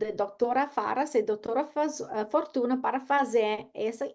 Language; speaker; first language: Portuguese; non-native, learner; English